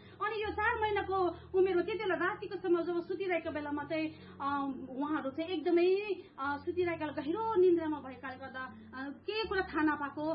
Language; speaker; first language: Nepali; native; Nepali